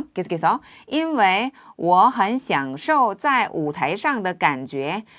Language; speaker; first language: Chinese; non-native, fluent; Korean